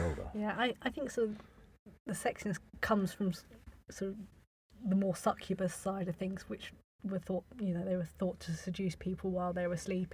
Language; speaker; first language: English; native; English